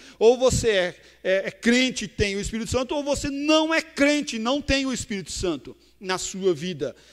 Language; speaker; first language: Portuguese; native; Portuguese